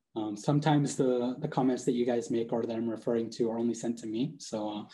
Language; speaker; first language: English; native; English